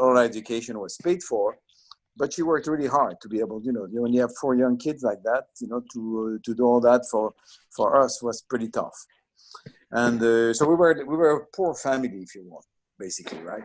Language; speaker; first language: English; non-native, fluent; French